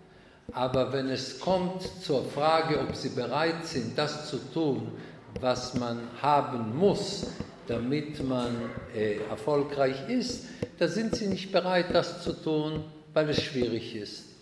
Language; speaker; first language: German; non-native, fluent; Hebrew